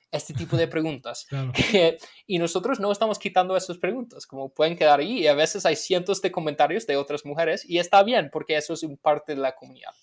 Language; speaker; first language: Spanish; non-native, fluent; English